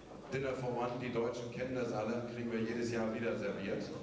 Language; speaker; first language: German; native; German